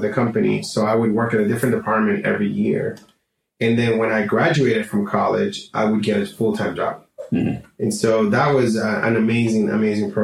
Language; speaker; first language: English; non-native, fluent; Spanish